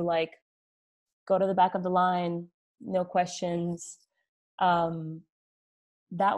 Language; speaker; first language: English; early bilingual, other home language; Arabic